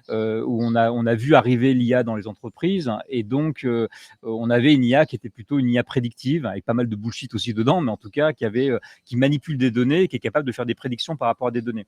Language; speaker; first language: French; native; French